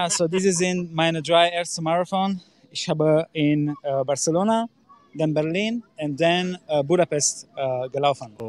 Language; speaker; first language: German; non-native, learner; Romanian